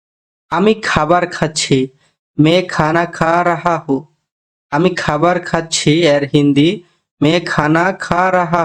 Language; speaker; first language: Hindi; non-native, fluent; Bangla